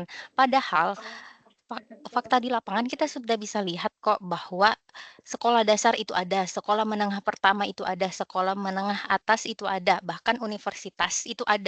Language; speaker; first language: Indonesian; native; Indonesian